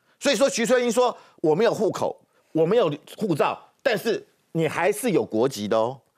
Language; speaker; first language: Chinese; native; Chinese